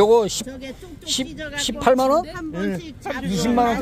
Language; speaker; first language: Korean; native; Korean